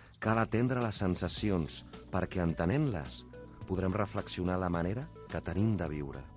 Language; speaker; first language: Catalan; native; Catalan